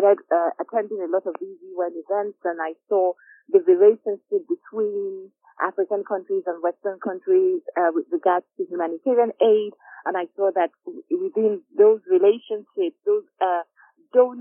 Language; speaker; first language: English; non-native, local second language; Igbo